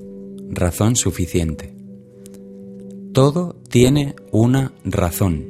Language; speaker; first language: Spanish; native; Spanish